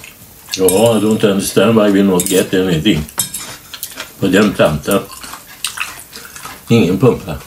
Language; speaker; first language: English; non-native, learner; Swedish